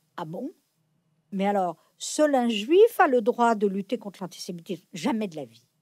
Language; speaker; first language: French; native; French